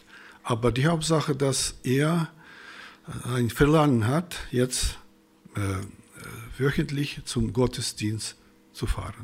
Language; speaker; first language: German; non-native, fluent; Russian